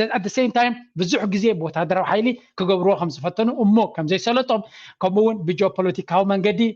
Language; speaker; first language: Tigrinya; non-native, local second language; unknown